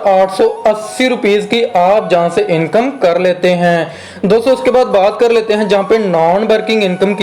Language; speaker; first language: Hindi; native; Hindi